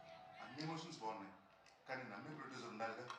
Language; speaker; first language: Telugu; native; Telugu